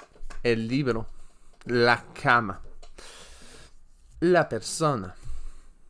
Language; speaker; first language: Spanish; non-native, learner; French